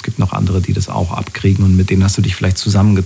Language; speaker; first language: German; native; German